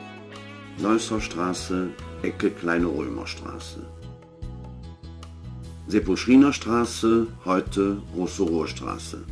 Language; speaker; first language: German; native; German